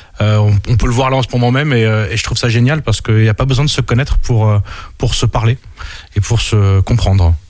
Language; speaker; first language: French; native; French